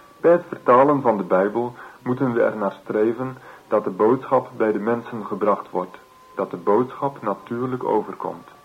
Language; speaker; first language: Dutch; native; Dutch